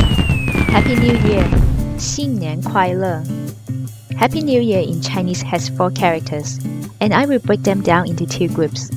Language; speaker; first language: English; non-native, fluent; Chinese